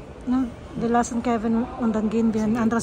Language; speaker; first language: German; non-native, learner; Filipino